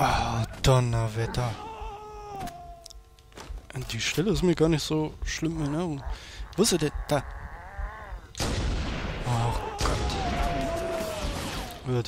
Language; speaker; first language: German; native; German